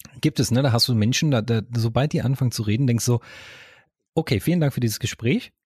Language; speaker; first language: German; native; German